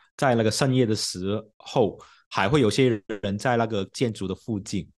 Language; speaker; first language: Chinese; non-native, local second language; Cantonese